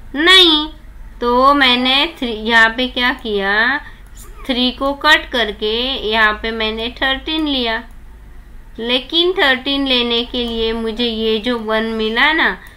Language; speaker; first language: Hindi; non-native, local second language; Marathi